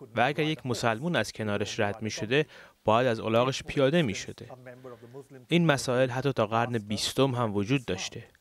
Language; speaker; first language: Persian; early bilingual, heritage; Arabic